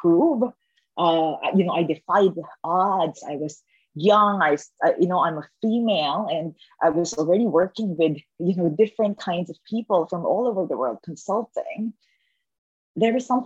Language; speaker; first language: English; non-native, local second language; Filipino